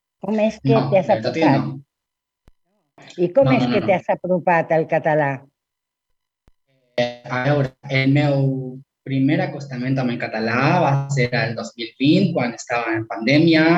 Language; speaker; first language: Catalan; non-native, learner; Spanish